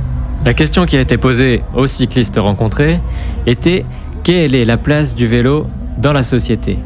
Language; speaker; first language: French; native; French